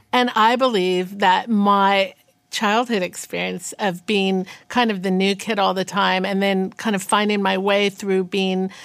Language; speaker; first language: English; native; English